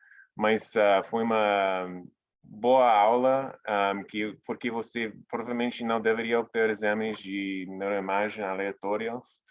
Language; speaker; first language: Portuguese; non-native, fluent; English